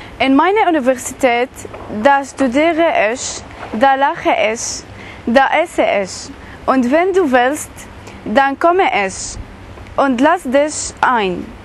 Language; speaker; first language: German; non-native, learner; Arabic